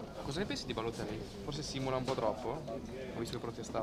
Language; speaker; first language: Italian; native; Italian